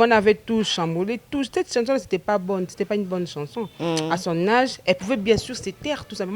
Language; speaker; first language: French; non-native, local second language; Lingala